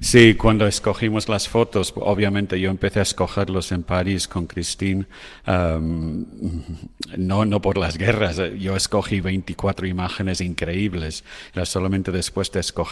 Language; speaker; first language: Spanish; non-native, fluent; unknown